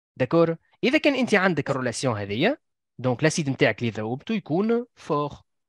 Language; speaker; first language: French; non-native, local second language; Arabic